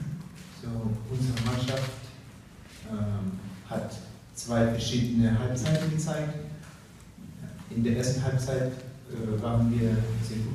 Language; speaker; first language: German; non-native, learner; Russian